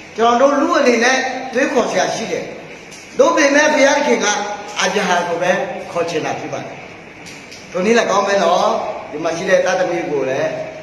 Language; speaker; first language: Burmese; non-native, local second language; Akha